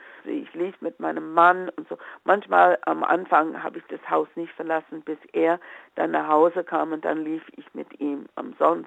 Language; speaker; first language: German; non-native, fluent; English